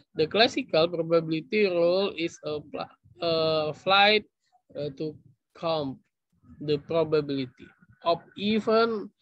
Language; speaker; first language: English; non-native, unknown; Indonesian